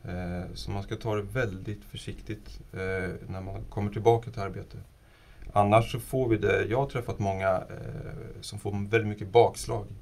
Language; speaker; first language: Swedish; non-native, fluent; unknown